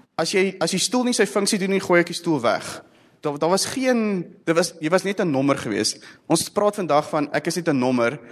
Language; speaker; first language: Afrikaans; non-native, local second language; English